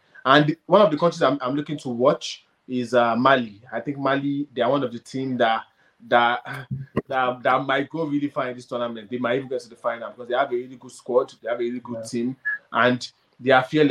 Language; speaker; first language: English; non-native, local second language; Yoruba